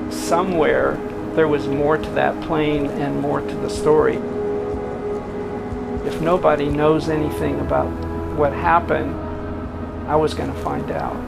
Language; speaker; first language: English; native; English